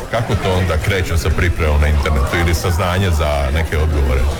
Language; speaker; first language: Serbian; native; Serbian